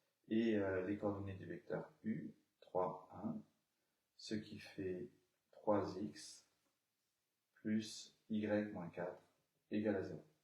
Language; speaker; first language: French; native; French